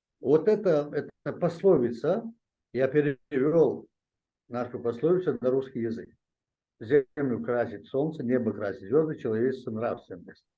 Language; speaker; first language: Russian; non-native, local second language; Chechen